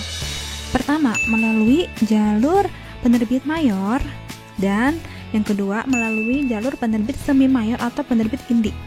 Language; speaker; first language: Indonesian; native; Indonesian